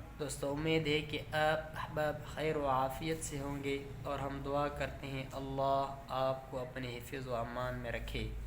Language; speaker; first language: Urdu; non-native, local second language; Sindhi